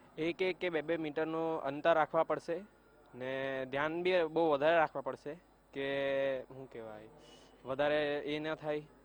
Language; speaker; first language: Gujarati; native; Gujarati